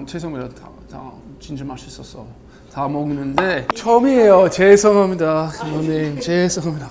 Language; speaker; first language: Korean; non-native, learner; English